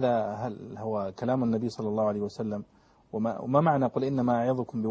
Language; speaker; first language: Arabic; native; Arabic